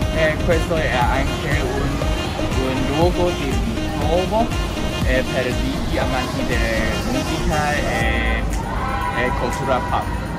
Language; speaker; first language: Italian; non-native, learner; Chinese